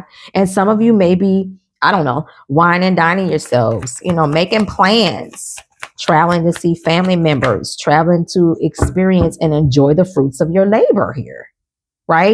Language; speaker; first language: English; native; English